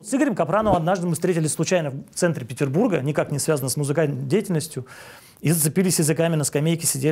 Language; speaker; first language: Russian; native; Russian